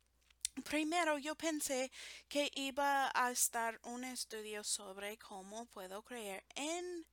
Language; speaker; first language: Spanish; non-native, fluent; English